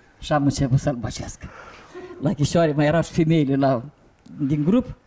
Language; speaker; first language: Romanian; native; Romanian